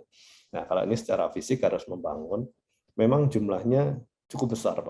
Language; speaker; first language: Indonesian; native; Indonesian